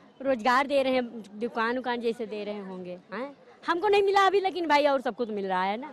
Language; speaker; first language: Hindi; native; Hindi